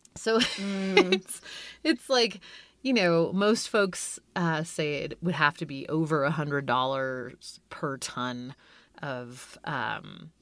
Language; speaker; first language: English; native; English